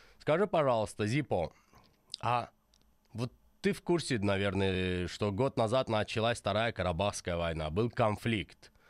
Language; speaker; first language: Russian; non-native, local second language; Azerbaijani